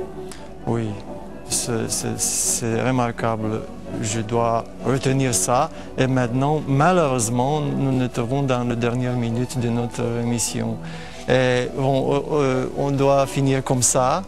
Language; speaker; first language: French; non-native, fluent; Romanian